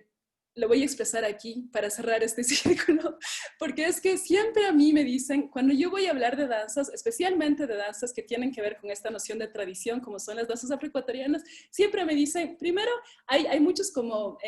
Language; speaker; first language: Spanish; native; Spanish